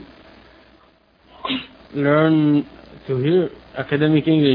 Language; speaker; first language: English; non-native, fluent; Hebrew